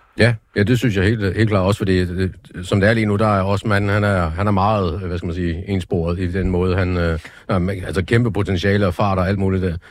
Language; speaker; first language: Danish; native; Danish